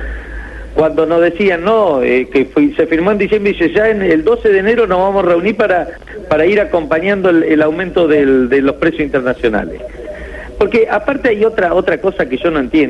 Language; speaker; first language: Spanish; native; Spanish